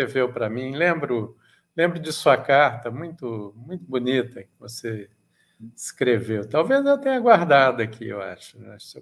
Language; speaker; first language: Portuguese; native; Portuguese